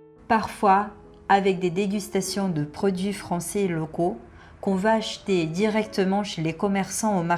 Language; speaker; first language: French; non-native, fluent; Portuguese